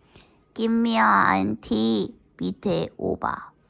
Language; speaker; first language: German; non-native, learner; Korean